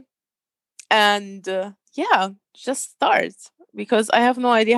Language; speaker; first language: English; non-native, fluent; German